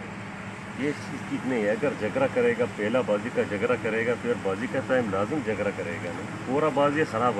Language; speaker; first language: Hindi; non-native, learner; Arabic